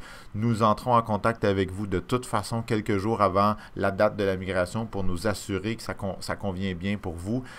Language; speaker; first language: French; native; French